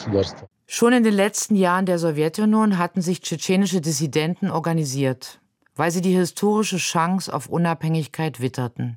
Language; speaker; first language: German; native; German